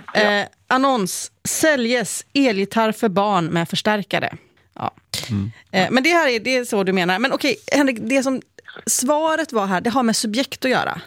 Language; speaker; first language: Swedish; native; Swedish